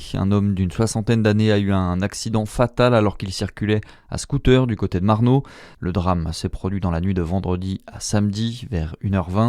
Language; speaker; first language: French; native; French